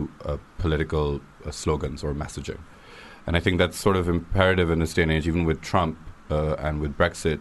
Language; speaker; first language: English; non-native, local second language; Urdu